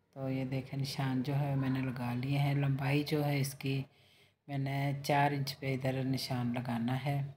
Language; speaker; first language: Hindi; native; Hindi